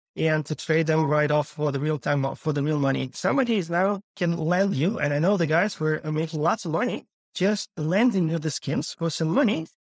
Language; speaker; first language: English; non-native, fluent; Ukrainian